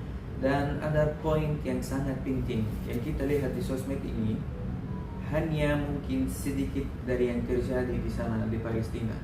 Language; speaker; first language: Indonesian; non-native, learner; Arabic